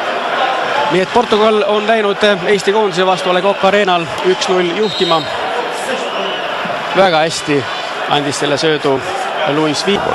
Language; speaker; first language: Estonian; native; Estonian